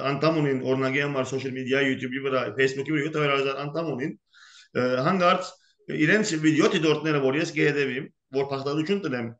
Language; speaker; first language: Armenian; early bilingual, heritage; Armenian